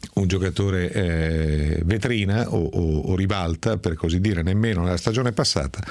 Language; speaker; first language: Italian; native; Italian